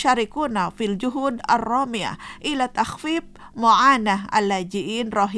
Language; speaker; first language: Arabic; non-native, fluent; Indonesian